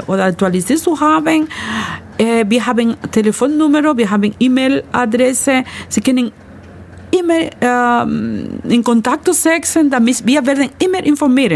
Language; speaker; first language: German; non-native, learner; Spanish